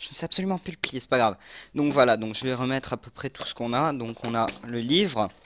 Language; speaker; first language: French; native; French